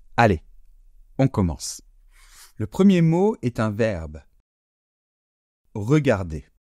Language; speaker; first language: French; native; French